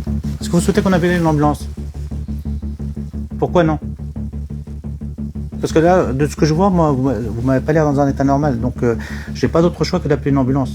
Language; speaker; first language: French; native; French